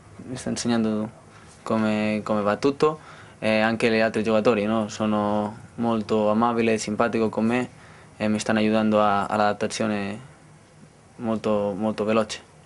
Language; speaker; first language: Italian; non-native, learner; Spanish